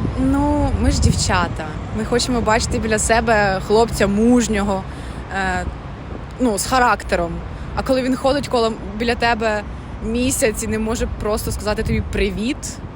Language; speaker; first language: Ukrainian; native; Ukrainian